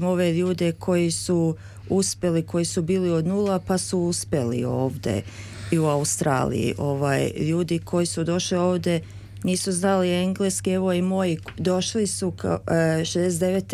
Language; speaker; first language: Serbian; early bilingual, heritage; Serbian